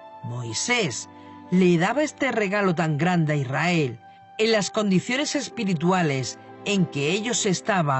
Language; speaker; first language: Spanish; native; Spanish